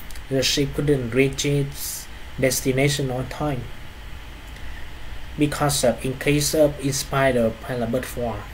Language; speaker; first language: English; non-native, fluent; Vietnamese